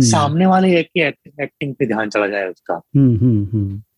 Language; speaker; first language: Hindi; native; Hindi